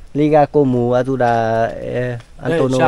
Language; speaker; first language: Portuguese; non-native, learner; Vietnamese